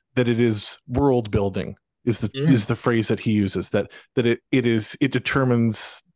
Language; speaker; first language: English; native; English